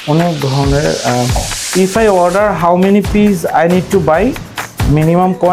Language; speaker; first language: English; non-native, learner; Bangla